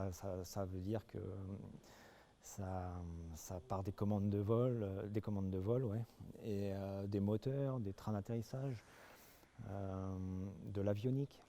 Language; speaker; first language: French; native; French